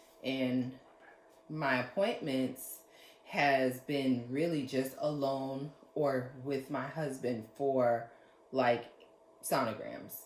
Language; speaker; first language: English; native; English